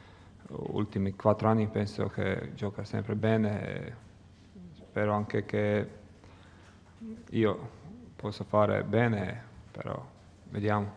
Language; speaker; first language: Italian; non-native, learner; Croatian